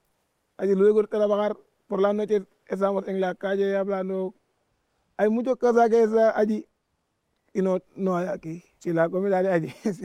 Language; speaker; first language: Spanish; non-native, learner; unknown